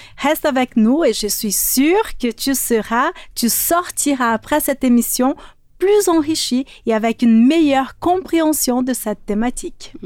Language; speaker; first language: French; native; French